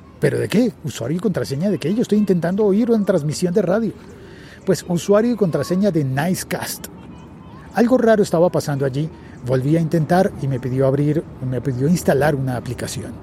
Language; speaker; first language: Spanish; native; Spanish